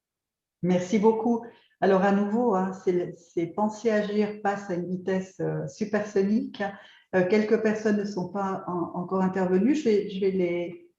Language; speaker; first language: French; native; French